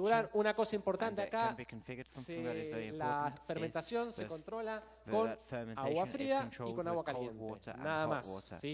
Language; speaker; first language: Spanish; native; Spanish